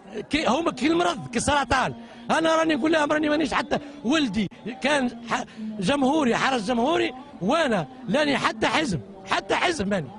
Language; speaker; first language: Arabic; native; Arabic